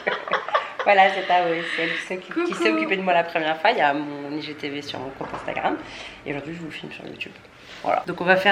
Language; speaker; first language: French; native; French